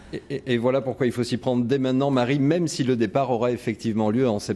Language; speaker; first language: French; native; French